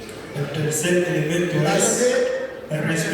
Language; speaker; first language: Spanish; non-native, fluent; Haitian Creole